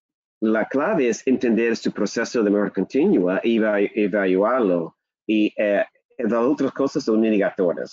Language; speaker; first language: Spanish; non-native, learner; English